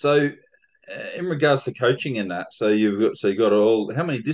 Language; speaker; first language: English; native; English